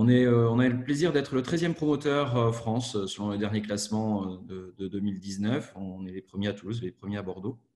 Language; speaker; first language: French; native; French